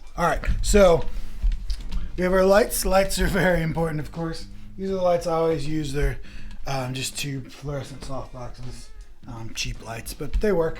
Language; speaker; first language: English; native; English